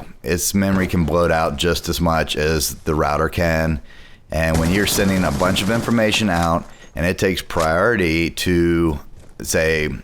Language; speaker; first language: English; native; English